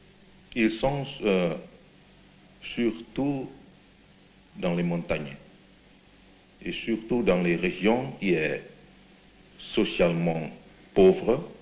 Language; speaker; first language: French; non-native, fluent; Indonesian